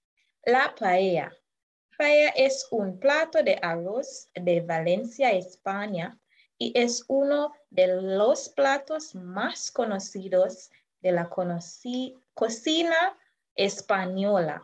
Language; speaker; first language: Spanish; non-native, fluent; English